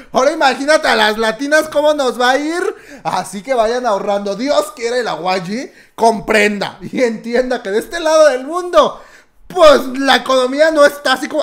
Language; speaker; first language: Spanish; native; Spanish